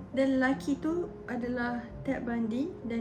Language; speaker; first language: Malay; native; Malay